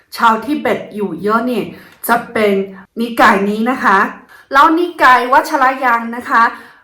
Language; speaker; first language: Thai; non-native, fluent; Chinese